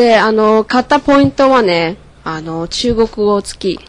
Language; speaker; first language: Japanese; non-native, fluent; Chinese